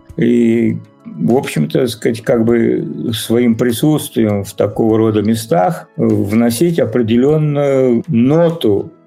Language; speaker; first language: Russian; native; Russian